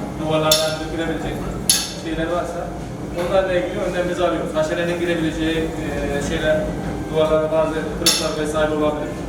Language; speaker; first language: Turkish; native; Turkish